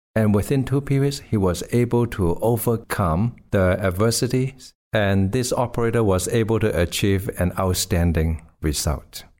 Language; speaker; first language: English; non-native, local second language; Cantonese